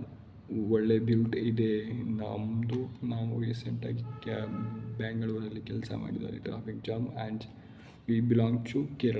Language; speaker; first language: Kannada; non-native, learner; Malayalam